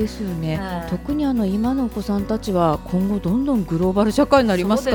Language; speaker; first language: Japanese; native; Japanese